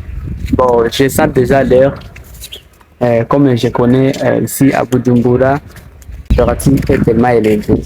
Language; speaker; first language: French; non-native, local second language; Rundi